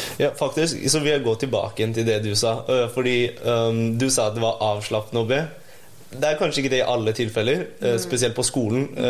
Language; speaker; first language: Norwegian; early bilingual, other home language; Indonesian